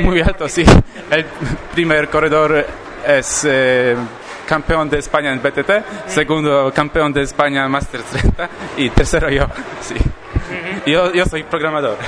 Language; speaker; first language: Spanish; non-native, learner; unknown